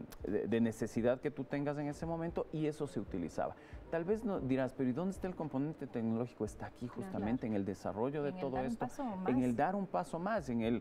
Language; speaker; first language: Spanish; native; Spanish